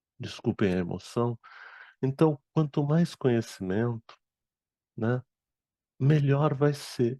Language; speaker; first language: Portuguese; non-native, fluent; Arabic